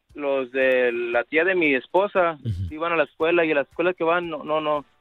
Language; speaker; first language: Spanish; early bilingual, heritage; Spanish